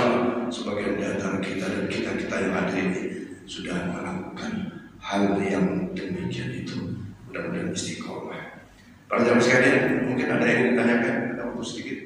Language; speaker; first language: Indonesian; native; Indonesian